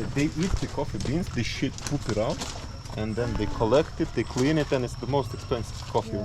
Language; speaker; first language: English; non-native, fluent; German